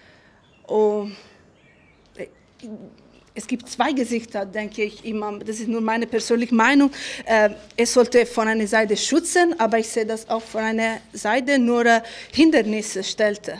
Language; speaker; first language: German; non-native, fluent; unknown